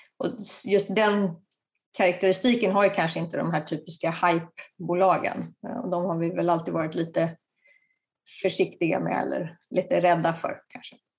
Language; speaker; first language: Swedish; native; Swedish